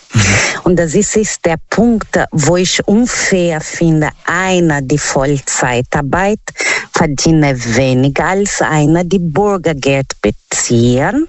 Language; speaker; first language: German; non-native, learner; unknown